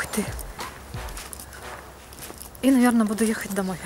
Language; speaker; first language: Russian; native; Russian